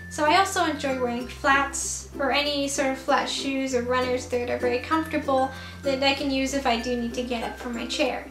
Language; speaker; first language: English; native; English